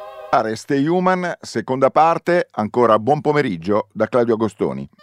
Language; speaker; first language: Italian; native; Italian